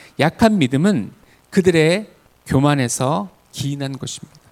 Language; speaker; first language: Korean; native; Korean